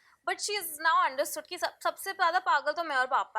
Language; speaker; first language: Hindi; native; Hindi